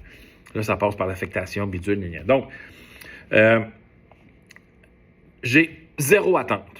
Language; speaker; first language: French; native; French